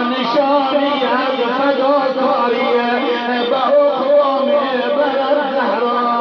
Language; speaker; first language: Persian; native; Persian